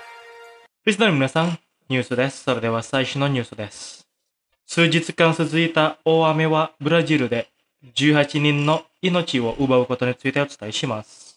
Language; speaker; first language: Japanese; non-native, fluent; Indonesian